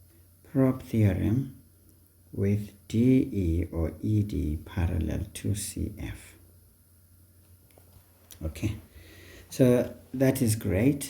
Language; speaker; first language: English; non-native, local second language; Xhosa